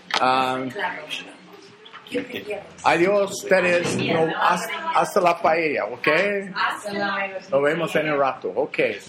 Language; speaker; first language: Spanish; non-native, learner; English